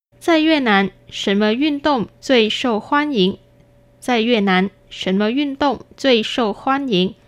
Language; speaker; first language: Chinese; non-native, fluent; Vietnamese